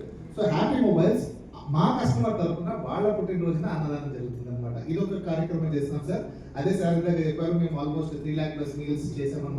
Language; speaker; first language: Telugu; native; Telugu